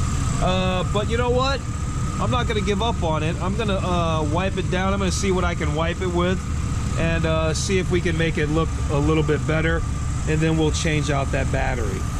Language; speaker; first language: English; native; English